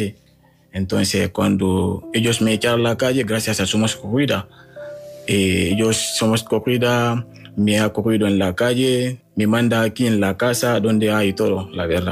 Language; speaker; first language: Spanish; non-native, learner; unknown